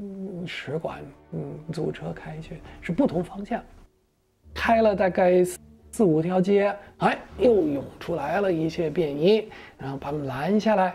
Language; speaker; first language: Chinese; non-native, fluent; English